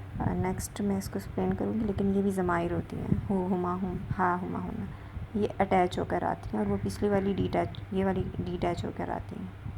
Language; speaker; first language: Urdu; native; Urdu